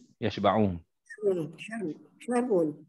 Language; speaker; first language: Arabic; non-native, learner; Malay